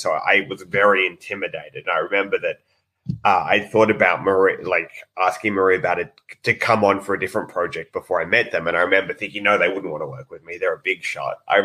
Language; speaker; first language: English; native; English